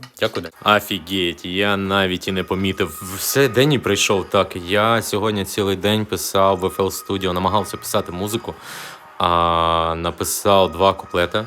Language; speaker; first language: Ukrainian; non-native, local second language; Russian